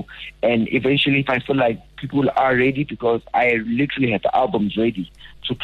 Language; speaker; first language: English; non-native, local second language; Zulu